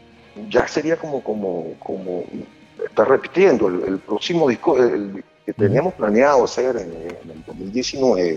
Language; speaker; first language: Spanish; native; Spanish